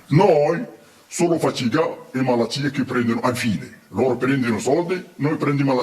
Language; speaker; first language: Italian; non-native, learner; Arabic